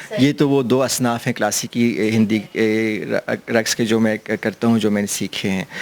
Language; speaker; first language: Urdu; non-native, local second language; Pashto